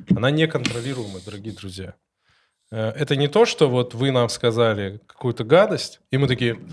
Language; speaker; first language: Russian; non-native, local second language; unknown